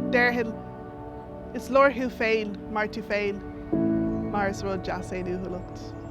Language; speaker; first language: Irish; non-native, local second language; English